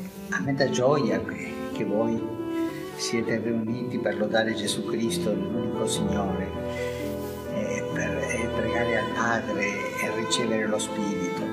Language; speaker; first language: Italian; non-native, fluent; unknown